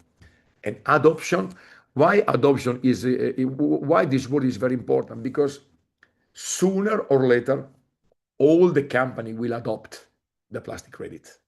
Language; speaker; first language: English; non-native, fluent; Italian